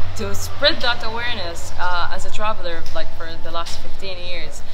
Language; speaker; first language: English; non-native, fluent; Arabic